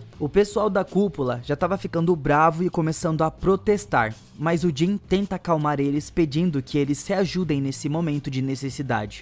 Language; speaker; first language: Portuguese; native; Portuguese